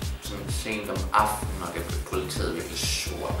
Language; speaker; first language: Danish; native; Danish